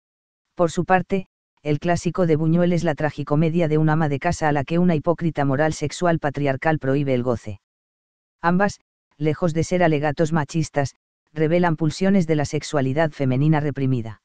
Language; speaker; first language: Spanish; native; Spanish